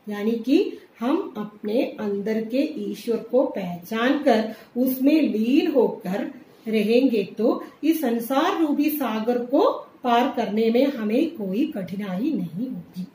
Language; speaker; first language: Hindi; non-native, local second language; Malayalam